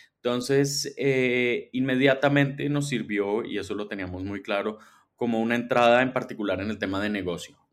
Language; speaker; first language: Spanish; native; Spanish